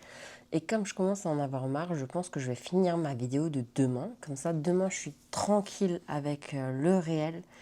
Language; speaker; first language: French; native; French